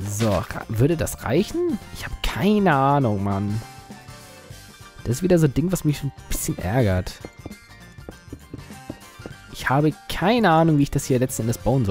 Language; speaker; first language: German; native; German